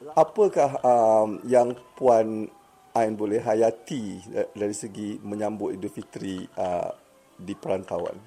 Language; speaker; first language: Malay; native; Malay